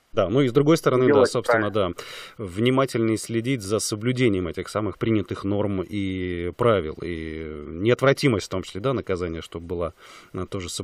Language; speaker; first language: Russian; native; Russian